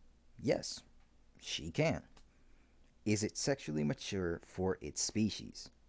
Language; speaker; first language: English; native; English